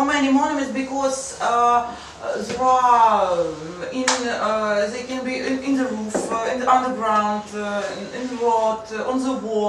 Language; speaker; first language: English; non-native, learner; Russian